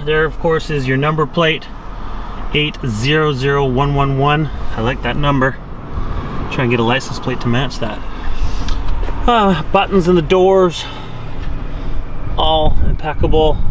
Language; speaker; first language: English; native; English